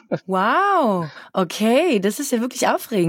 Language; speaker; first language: German; native; German